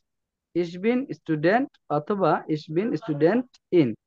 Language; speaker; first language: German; non-native, learner; Bangla